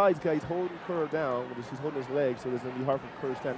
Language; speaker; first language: English; native; English